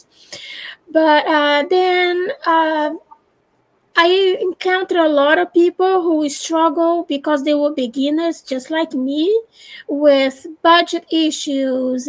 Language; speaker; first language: English; non-native, fluent; Portuguese